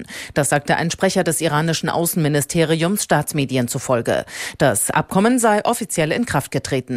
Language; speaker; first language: German; native; German